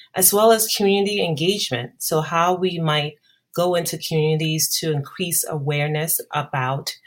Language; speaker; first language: English; non-native, local second language; Akan